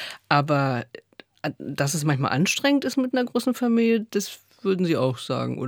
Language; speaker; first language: German; native; German